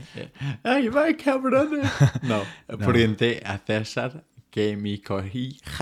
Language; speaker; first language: Spanish; non-native, fluent; English